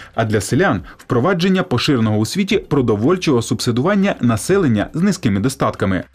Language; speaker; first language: Ukrainian; native; Ukrainian